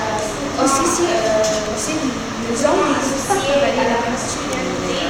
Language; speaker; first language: French; non-native, learner; Arabic